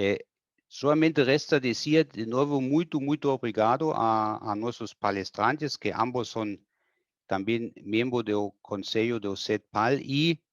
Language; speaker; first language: Portuguese; non-native, fluent; German